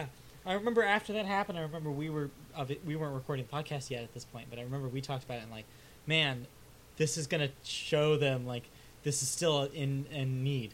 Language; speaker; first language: English; native; English